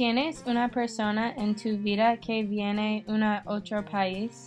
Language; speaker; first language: Spanish; non-native, learner; English